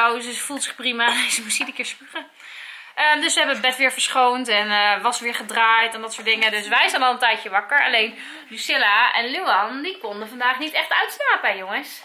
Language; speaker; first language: Dutch; native; Dutch